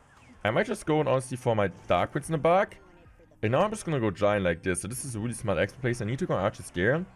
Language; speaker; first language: English; non-native, fluent; German